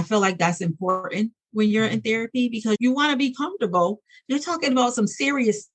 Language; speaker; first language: English; native; English